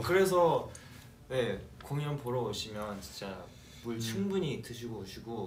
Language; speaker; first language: Korean; early bilingual, heritage; Korean